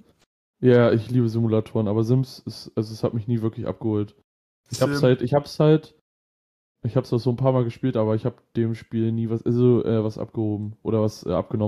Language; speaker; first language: German; native; German